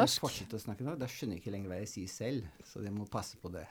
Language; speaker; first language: Norwegian; non-native, fluent; Italian